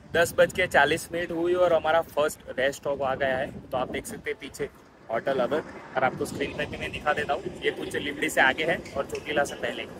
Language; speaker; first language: Hindi; non-native, local second language; Gujarati